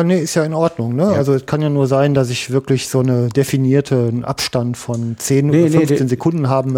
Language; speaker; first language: German; native; German